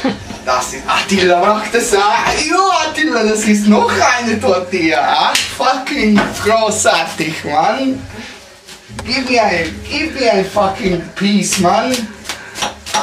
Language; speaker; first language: German; non-native, learner; Hungarian